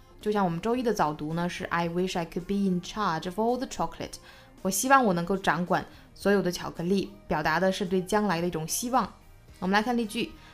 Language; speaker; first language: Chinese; native; Chinese